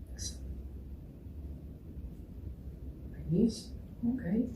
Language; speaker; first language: English; non-native, learner; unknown